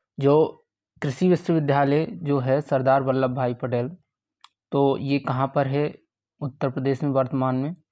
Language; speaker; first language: Hindi; native; Hindi